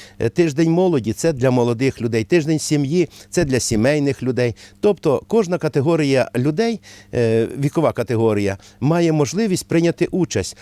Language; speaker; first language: Ukrainian; native; Ukrainian